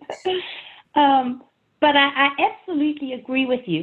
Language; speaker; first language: English; native; English